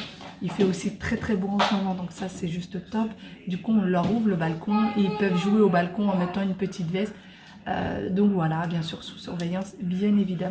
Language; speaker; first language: French; native; French